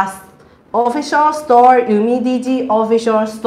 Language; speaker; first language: English; non-native, learner; Chinese